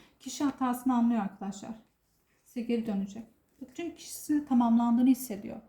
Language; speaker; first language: Turkish; native; Turkish